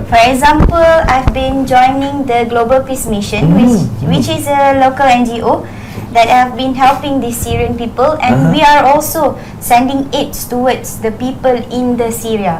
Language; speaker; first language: English; non-native, local second language; Malay